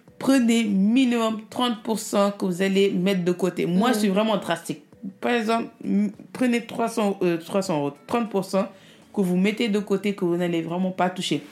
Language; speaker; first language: French; non-native, local second language; Wolof